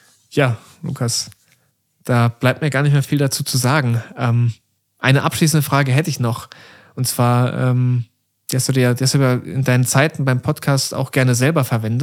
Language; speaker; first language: German; native; German